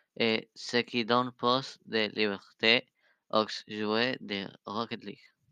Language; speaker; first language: French; non-native, learner; Spanish